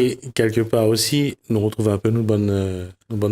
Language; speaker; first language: French; non-native, local second language; Réunion Creole French